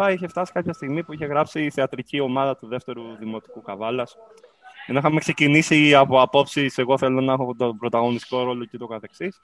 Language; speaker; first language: Greek; native; Greek